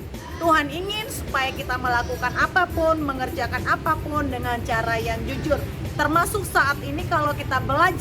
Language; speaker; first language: Indonesian; native; Indonesian